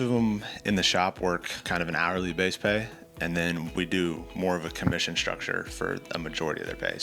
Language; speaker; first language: English; native; English